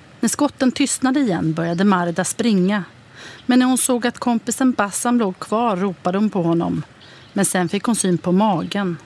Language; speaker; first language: Swedish; native; Swedish